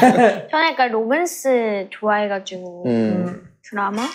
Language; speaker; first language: Korean; non-native, fluent; Chinese